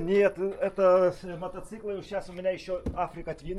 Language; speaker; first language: Russian; non-native, learner; Lithuanian